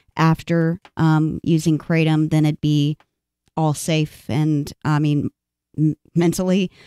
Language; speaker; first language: English; native; English